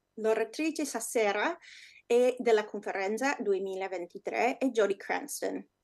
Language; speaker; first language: Italian; non-native, fluent; English